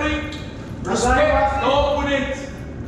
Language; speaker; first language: English; non-native, learner; Portuguese